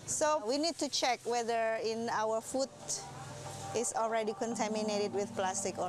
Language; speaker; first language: English; non-native, fluent; Indonesian